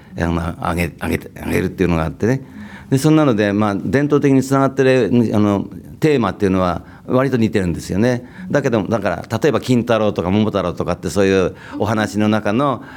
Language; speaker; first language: Japanese; native; Japanese